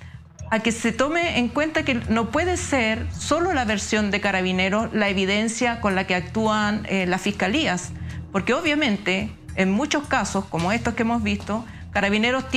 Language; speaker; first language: Spanish; native; Spanish